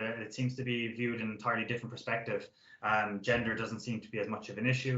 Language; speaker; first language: English; native; English